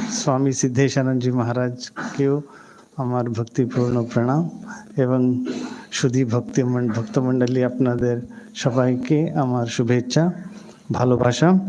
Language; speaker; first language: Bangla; non-native, local second language; Hindi